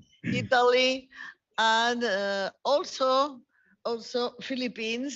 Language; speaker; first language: English; non-native, learner; Spanish